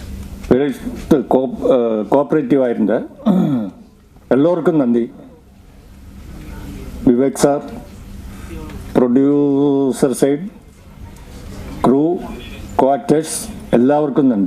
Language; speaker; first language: Tamil; non-native, learner; Malayalam